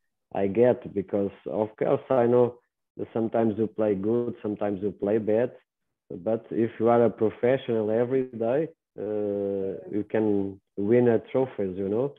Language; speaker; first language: English; non-native, learner; Portuguese